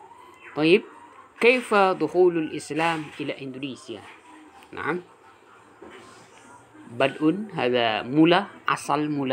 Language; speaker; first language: Arabic; non-native, fluent; Indonesian